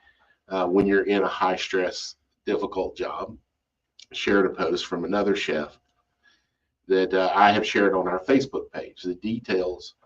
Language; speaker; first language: English; native; English